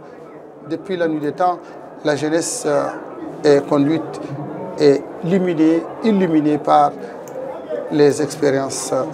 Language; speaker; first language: French; non-native, local second language; Tamasheq